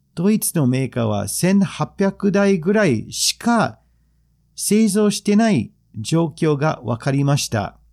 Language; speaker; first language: Japanese; non-native, fluent; English